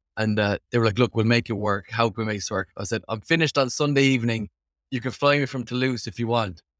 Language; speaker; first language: English; native; English